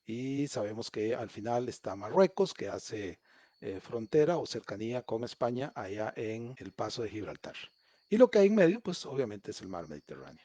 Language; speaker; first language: Spanish; native; Spanish